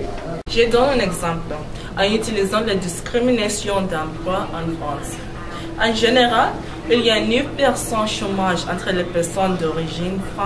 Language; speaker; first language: French; non-native, learner; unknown